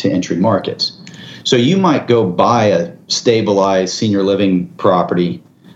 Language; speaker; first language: English; native; English